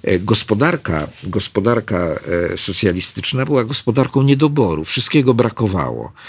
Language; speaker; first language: Polish; native; Polish